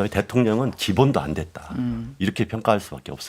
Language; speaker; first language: Korean; native; Korean